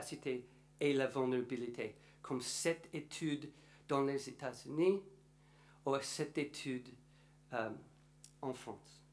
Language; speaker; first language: French; non-native, learner; English